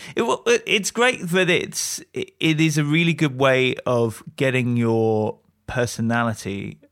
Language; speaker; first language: English; native; English